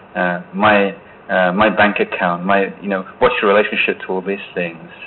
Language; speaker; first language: English; native; English